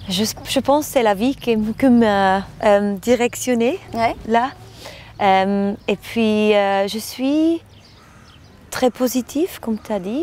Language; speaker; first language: French; non-native, learner; German